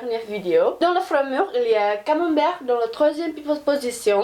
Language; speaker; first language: French; non-native, learner; Indonesian